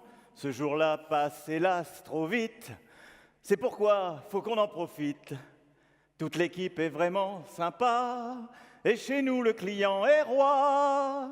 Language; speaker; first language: French; native; French